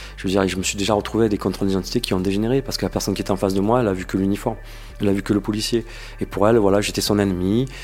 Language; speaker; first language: French; native; French